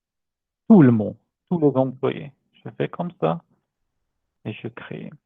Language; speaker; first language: French; non-native, learner; German